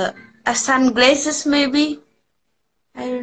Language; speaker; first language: English; non-native, learner; Indonesian